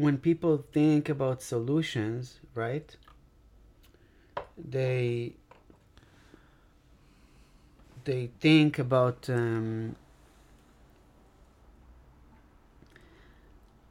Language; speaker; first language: English; non-native, fluent; Hebrew